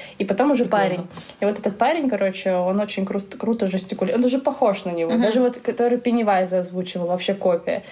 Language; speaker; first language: Russian; native; Russian